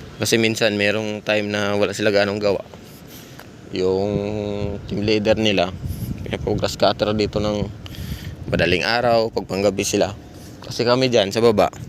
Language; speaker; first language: Filipino; non-native, local second language; Cebuano